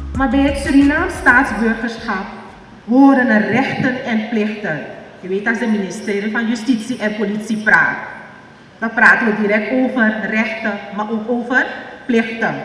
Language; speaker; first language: Dutch; native; Dutch